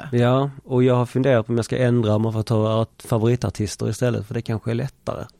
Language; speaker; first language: Swedish; native; Swedish